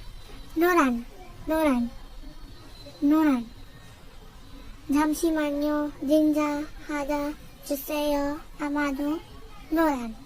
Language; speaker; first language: Korean; non-native, learner; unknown